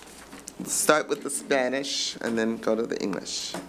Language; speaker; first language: English; native; English